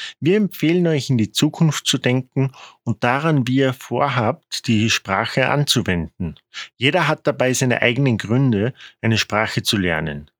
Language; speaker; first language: German; non-native, fluent; Korean